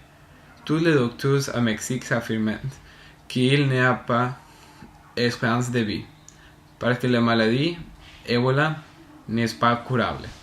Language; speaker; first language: French; non-native, learner; Spanish